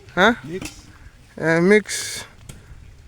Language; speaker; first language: English; non-native, local second language; Fijian